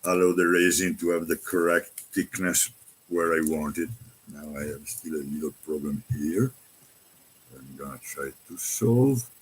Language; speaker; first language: English; non-native, fluent; Italian